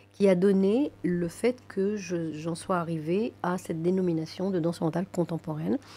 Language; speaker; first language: French; non-native, local second language; Arabic